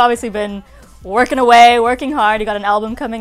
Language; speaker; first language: English; native; English